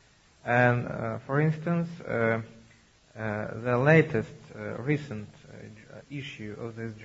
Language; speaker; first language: English; non-native, learner; Russian